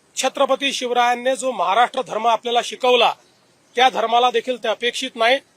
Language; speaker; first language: Marathi; native; Marathi